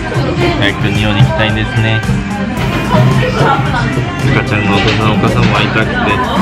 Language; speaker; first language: Japanese; non-native, fluent; Korean